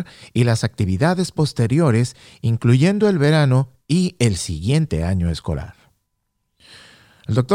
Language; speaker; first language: Spanish; native; Spanish